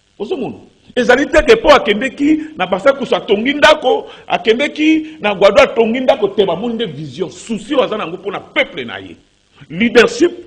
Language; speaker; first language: Lingala; native; Lingala